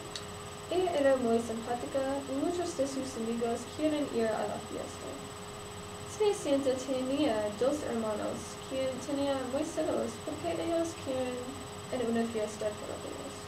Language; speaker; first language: Spanish; non-native, learner; English